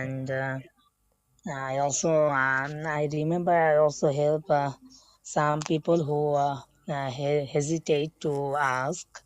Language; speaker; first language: English; non-native, learner; Bangla